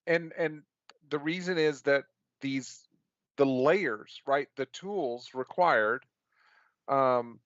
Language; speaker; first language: English; native; English